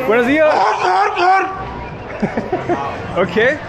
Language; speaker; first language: Spanish; non-native, learner; German